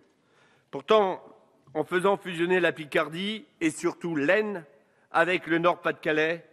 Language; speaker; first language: French; native; French